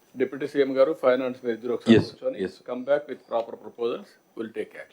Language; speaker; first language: Telugu; native; Telugu